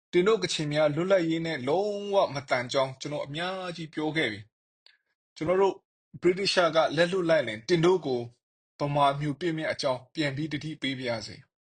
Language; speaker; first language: Burmese; non-native, local second language; Kachin